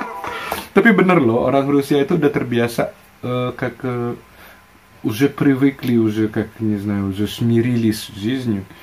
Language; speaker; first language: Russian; non-native, fluent; Indonesian